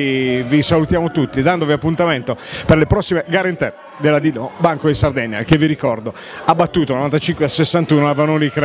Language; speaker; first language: Italian; native; Italian